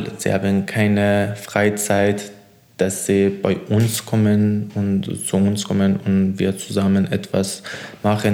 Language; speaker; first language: German; non-native, learner; Persian